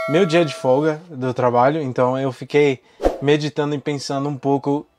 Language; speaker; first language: Portuguese; non-native, fluent; English